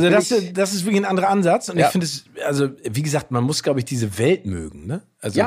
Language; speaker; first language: German; native; German